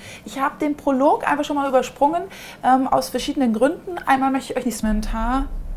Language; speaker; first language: German; native; German